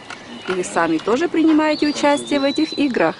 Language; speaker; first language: Russian; native; Russian